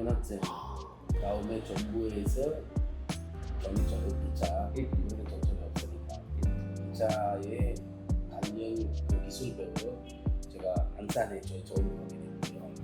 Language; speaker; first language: Korean; non-native, fluent; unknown